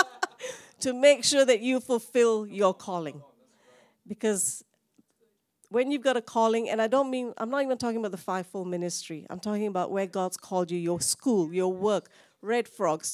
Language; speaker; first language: English; non-native, local second language; Tamil